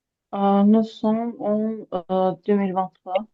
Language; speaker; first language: French; non-native, learner; Azerbaijani